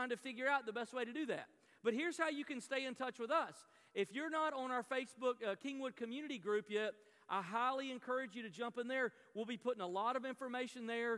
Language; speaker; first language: English; native; English